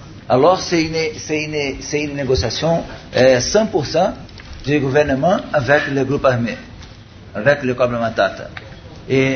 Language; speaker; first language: French; non-native, learner; Portuguese